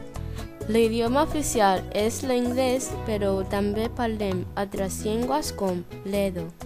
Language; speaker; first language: Catalan; non-native, learner; Bini